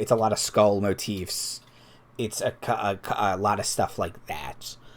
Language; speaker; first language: English; native; English